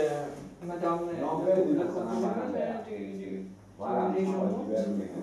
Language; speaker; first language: French; non-native, learner; Dutch